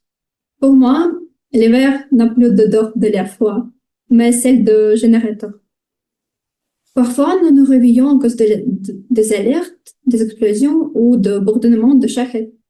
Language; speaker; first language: French; non-native, fluent; Ukrainian